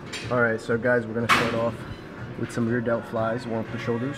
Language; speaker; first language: English; early bilingual, other home language; Turkish